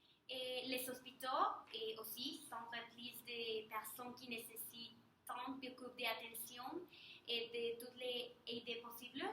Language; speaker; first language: French; non-native, learner; Spanish